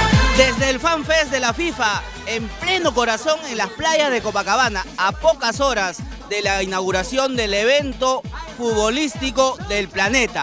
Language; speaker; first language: Spanish; native; Spanish